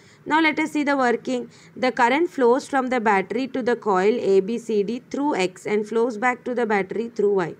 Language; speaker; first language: English; non-native, local second language; Malayalam